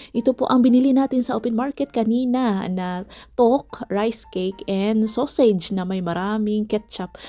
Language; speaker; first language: Filipino; non-native, local second language; Cebuano